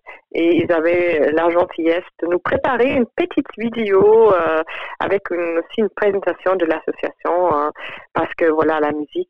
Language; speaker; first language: French; non-native, fluent; German